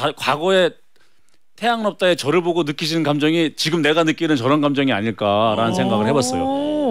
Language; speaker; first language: Korean; native; Korean